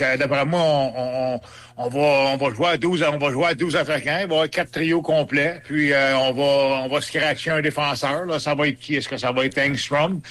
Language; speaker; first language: French; native; French